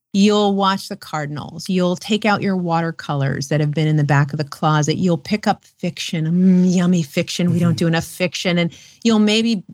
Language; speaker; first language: English; native; English